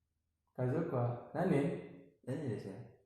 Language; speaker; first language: Japanese; non-native, learner; Indonesian